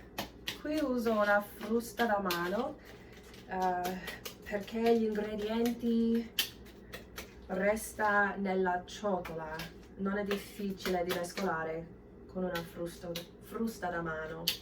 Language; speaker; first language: Italian; non-native, learner; English